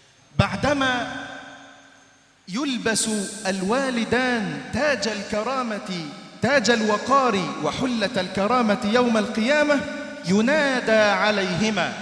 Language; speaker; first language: Arabic; native; Arabic